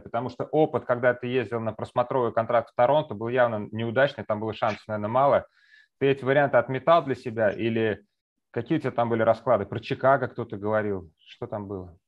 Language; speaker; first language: Russian; native; Russian